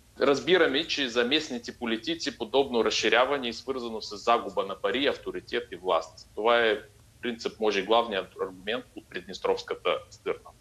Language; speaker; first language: Bulgarian; early bilingual, heritage; Bulgarian